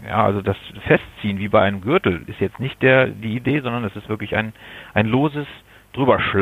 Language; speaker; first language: German; native; German